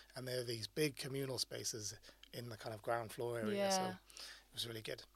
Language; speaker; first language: English; native; English